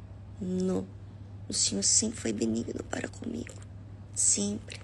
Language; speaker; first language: Portuguese; non-native, learner; Spanish